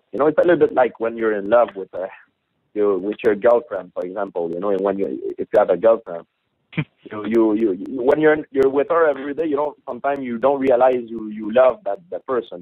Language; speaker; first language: English; non-native, fluent; French